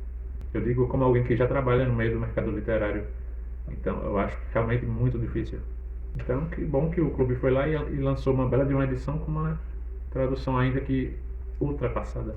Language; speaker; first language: Portuguese; native; Portuguese